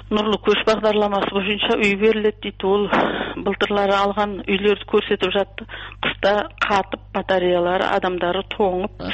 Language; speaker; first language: Kazakh; early bilingual, heritage; Kazakh